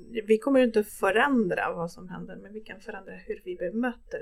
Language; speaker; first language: Swedish; non-native, fluent; Spanish